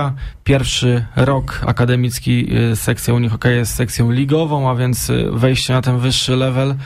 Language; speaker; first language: Polish; native; Polish